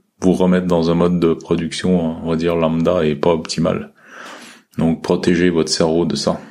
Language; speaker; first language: French; native; French